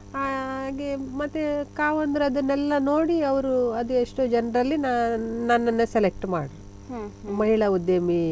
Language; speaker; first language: Kannada; native; Kannada